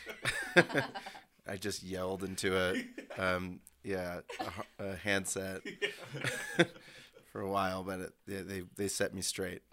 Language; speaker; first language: English; native; English